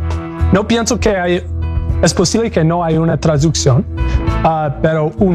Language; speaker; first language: Spanish; non-native, learner; English